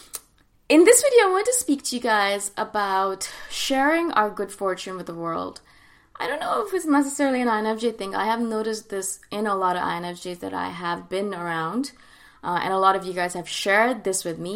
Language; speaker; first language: English; native; English